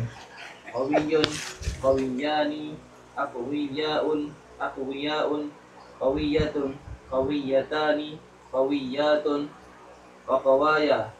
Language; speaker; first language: Arabic; non-native, learner; Malay